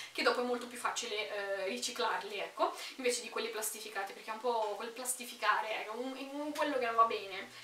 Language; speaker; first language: Italian; early bilingual, other home language; Romanian